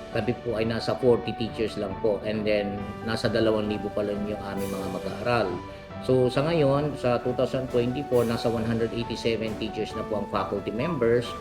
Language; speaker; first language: Filipino; non-native, local second language; Pangasinan